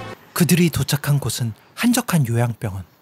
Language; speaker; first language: Korean; native; Korean